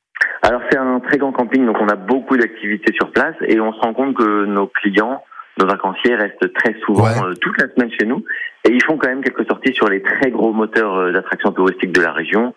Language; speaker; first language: French; native; French